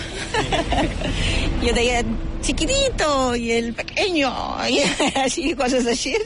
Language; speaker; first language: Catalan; non-native, fluent; German